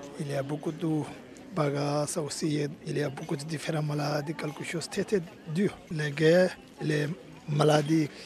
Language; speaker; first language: French; early bilingual, other home language; Tibetan